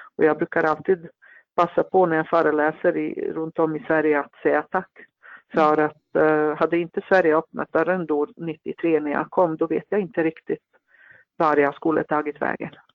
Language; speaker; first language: Swedish; non-native, fluent; Bosnian